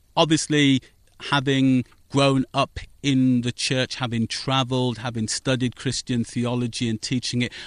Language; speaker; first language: English; native; English